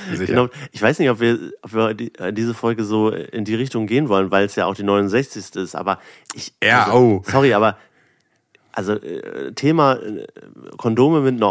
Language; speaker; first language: German; native; German